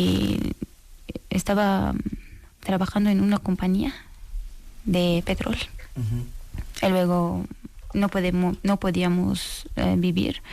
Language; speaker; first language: Spanish; non-native, learner; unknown